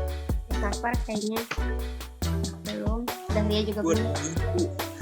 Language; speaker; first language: Indonesian; native; Indonesian